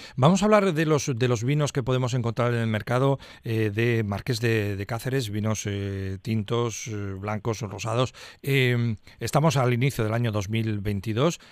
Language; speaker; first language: Spanish; native; Spanish